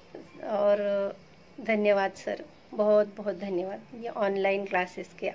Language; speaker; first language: Hindi; non-native, local second language; Marathi